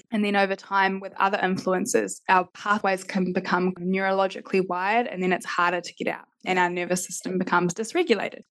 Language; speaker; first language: English; native; English